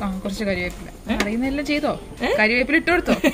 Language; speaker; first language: Malayalam; native; Malayalam